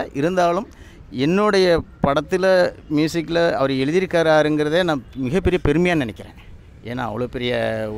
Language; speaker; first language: Tamil; native; Tamil